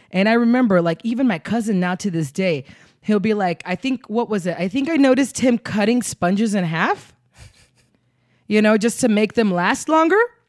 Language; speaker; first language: English; early bilingual, other home language; Spanish